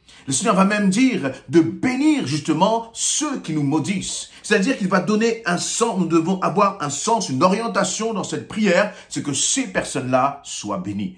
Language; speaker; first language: French; native; French